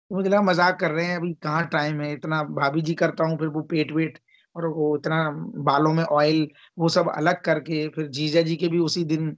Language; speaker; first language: Hindi; native; Hindi